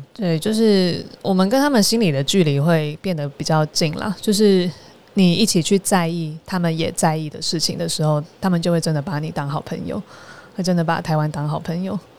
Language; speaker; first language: Chinese; native; Chinese